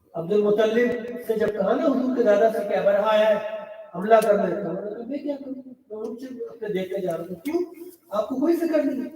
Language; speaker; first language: Urdu; non-native, local second language; Pashto